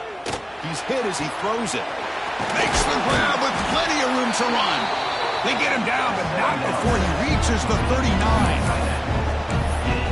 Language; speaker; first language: English; native; English